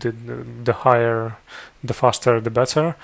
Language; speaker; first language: English; non-native, fluent; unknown